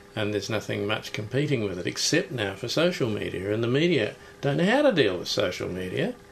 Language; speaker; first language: English; native; English